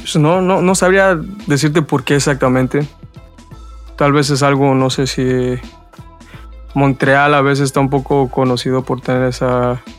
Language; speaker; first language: Spanish; early bilingual, heritage; Spanish